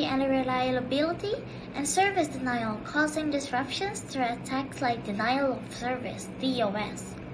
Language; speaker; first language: English; non-native, local second language; Malay